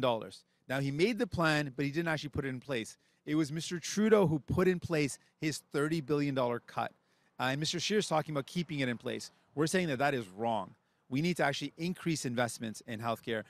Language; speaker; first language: English; early bilingual, other home language; Punjabi